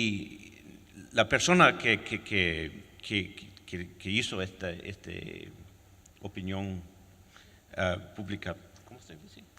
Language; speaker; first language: Spanish; non-native, fluent; French